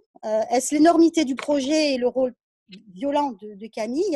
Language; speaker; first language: French; native; French